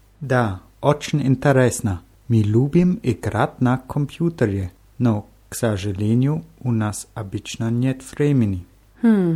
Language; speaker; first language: Russian; non-native, learner; German